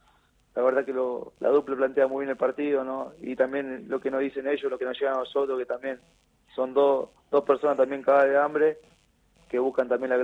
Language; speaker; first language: Spanish; native; Spanish